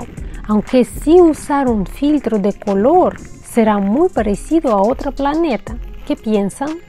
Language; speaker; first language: Spanish; non-native, fluent; Russian